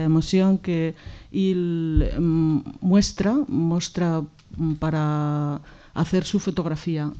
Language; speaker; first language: French; non-native, learner; Spanish